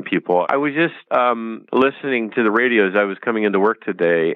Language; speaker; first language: English; native; English